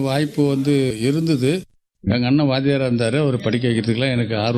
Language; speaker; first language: Tamil; native; Tamil